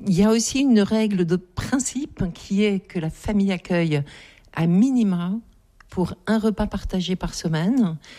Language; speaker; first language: French; native; French